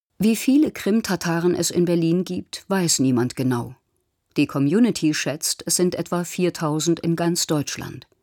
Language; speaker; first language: German; native; German